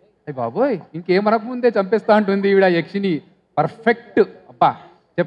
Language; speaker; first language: Telugu; native; Telugu